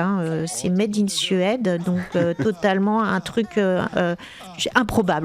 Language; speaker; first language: French; native; French